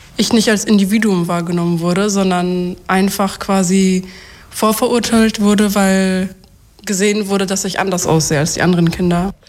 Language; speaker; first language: German; early bilingual, other home language; Kurdish